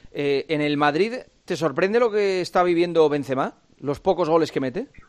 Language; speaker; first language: Spanish; native; Spanish